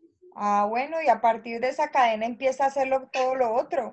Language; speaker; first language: Spanish; native; Spanish